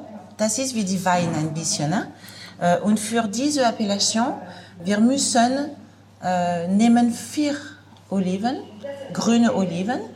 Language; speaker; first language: German; non-native, learner; French